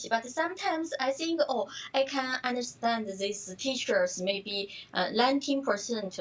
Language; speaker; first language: English; non-native, learner; Chinese